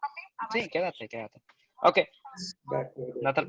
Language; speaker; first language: Spanish; early bilingual, heritage; Spanish